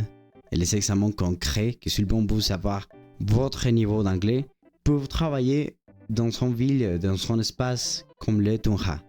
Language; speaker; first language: French; non-native, learner; Spanish